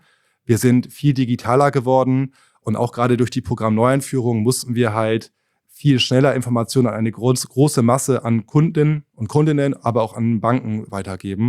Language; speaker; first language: German; native; German